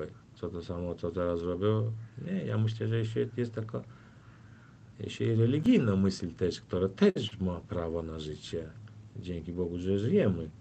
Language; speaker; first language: Polish; non-native, fluent; Turkmen